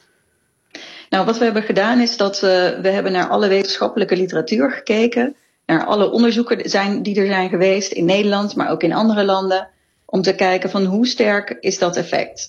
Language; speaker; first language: Dutch; native; Dutch